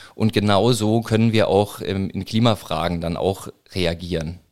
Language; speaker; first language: German; native; German